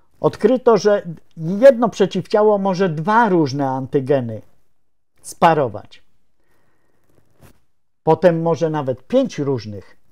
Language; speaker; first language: Polish; native; Polish